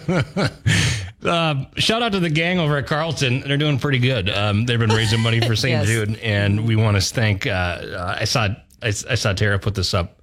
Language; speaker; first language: English; native; English